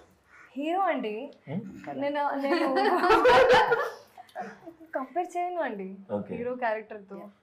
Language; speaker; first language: Telugu; non-native, fluent; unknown